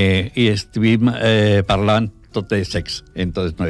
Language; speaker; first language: Catalan; non-native, learner; Portuguese